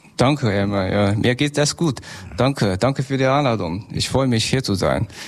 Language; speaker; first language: German; non-native, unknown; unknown